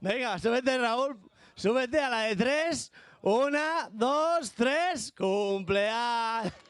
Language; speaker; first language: Spanish; native; Spanish